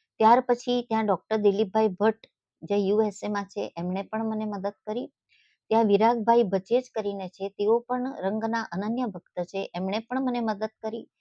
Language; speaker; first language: Gujarati; native; Gujarati